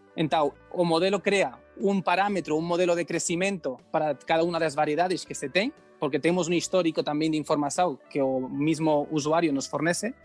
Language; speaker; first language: Portuguese; non-native, learner; Catalan